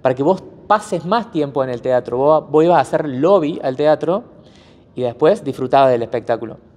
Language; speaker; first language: Spanish; native; Spanish